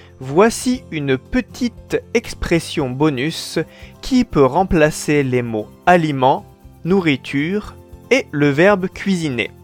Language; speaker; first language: French; non-native, fluent; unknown